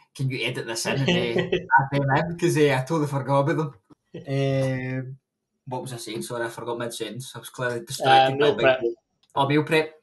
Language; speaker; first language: English; native; English